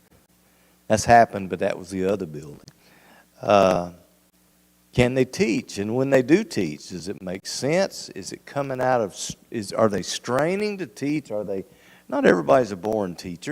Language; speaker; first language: English; native; English